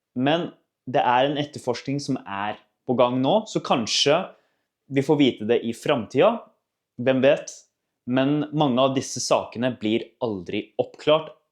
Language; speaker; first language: Norwegian; native; Norwegian